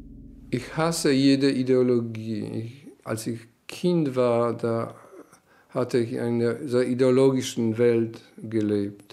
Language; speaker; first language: German; non-native, fluent; Polish